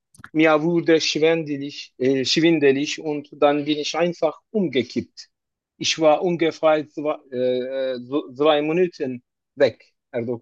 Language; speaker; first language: German; non-native, learner; Turkish